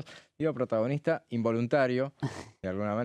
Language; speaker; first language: Spanish; native; Spanish